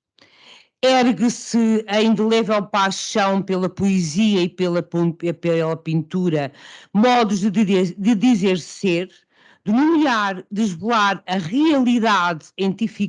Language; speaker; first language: Portuguese; native; Portuguese